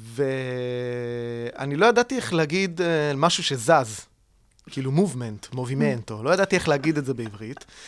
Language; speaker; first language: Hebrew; non-native, fluent; Italian